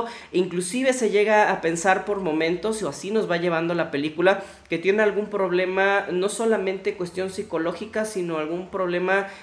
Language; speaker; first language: Spanish; native; Spanish